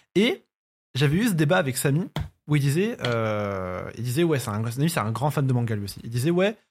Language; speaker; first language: French; native; French